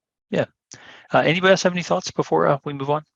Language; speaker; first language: English; native; English